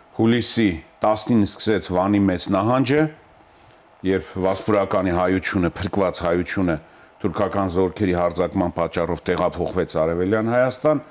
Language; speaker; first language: Armenian; native; Armenian